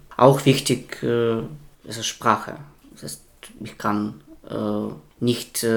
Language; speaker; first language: German; non-native, learner; Russian